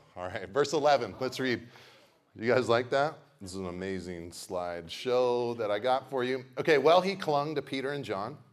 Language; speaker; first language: English; native; English